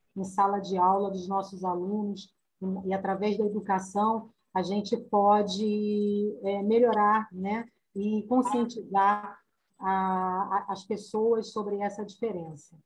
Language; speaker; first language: Portuguese; native; Portuguese